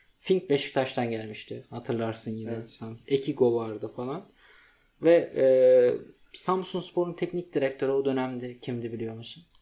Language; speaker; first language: Turkish; native; Turkish